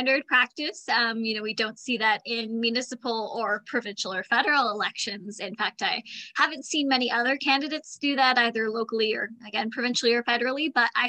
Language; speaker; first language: English; native; English